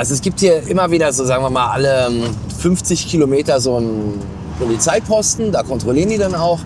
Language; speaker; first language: German; native; German